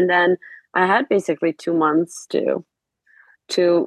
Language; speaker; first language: English; non-native, fluent; Serbian